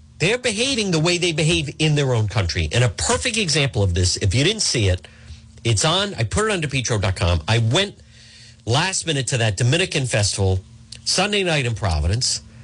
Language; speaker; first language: English; native; English